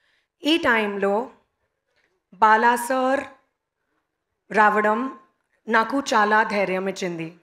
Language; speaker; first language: Telugu; non-native, local second language; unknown